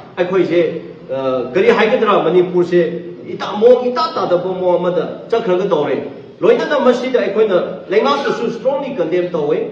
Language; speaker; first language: Manipuri; non-native, local second language; Tangkhul Naga (India)